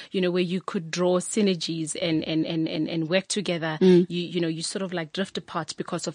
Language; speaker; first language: English; non-native, local second language; Tswana